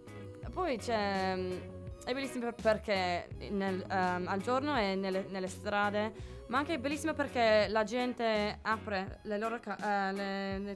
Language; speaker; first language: Italian; non-native, learner; English